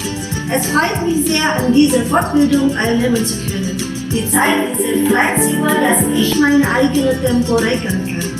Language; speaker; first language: German; non-native, fluent; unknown